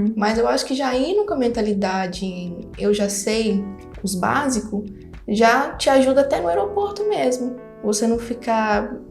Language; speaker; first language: Portuguese; non-native, fluent; English